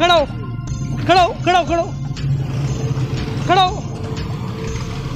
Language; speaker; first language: Urdu; non-native, local second language; Punjabi